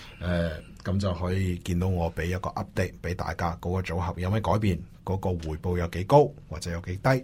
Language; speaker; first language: Cantonese; early bilingual, heritage; Cantonese